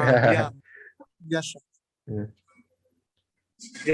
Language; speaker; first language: English; non-native, learner; Hindi